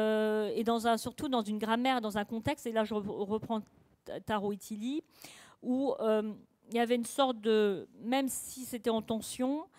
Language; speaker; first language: French; native; French